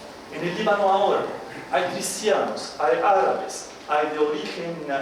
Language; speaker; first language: Spanish; non-native, fluent; Arabic